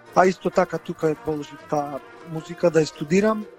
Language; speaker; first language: Macedonian; native; Macedonian